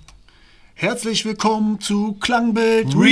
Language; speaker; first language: German; native; German